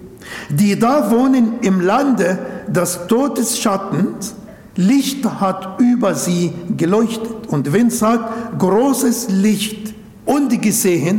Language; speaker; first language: German; non-native, local second language; Arabic